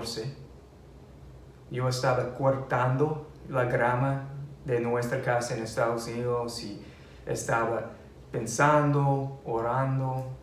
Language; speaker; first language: Spanish; non-native, fluent; English